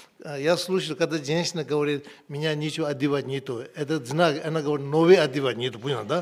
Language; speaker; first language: Russian; non-native, learner; Tibetan